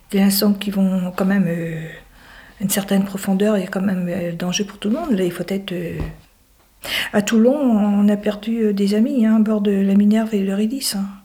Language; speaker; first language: French; native; French